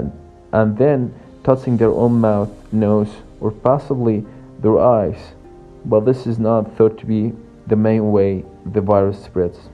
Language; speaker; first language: English; non-native, fluent; Arabic